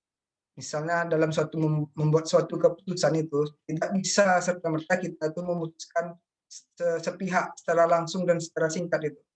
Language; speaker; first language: Indonesian; native; Indonesian